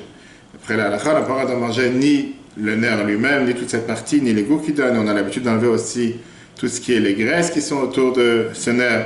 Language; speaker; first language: French; native; French